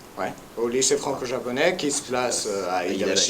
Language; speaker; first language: French; early bilingual, heritage; French